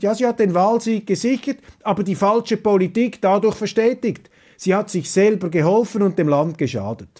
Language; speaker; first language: German; non-native, local second language; Swiss German